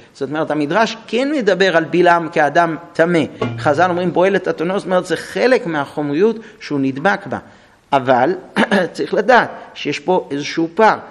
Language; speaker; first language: Hebrew; non-native, fluent; English